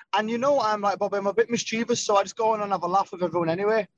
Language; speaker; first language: English; native; English